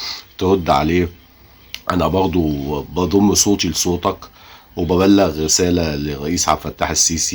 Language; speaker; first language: Arabic; native; Arabic